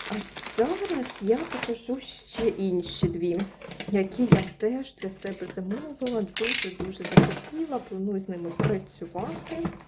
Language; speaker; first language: Ukrainian; non-native, local second language; Russian